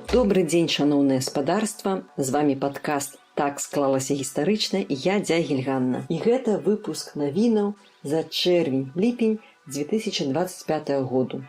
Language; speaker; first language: Belarusian; native; Belarusian